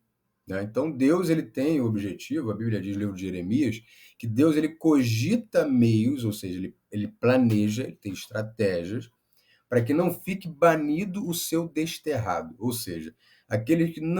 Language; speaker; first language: Portuguese; native; Portuguese